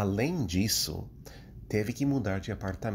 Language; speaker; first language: Portuguese; non-native, fluent; English